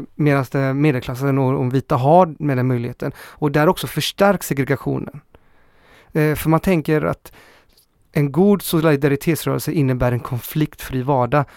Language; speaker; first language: Swedish; early bilingual, other home language; Spanish